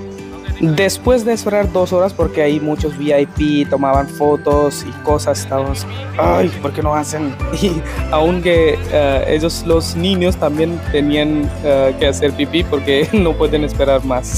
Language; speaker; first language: Spanish; non-native, fluent; Hindi